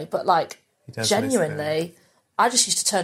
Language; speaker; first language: English; native; English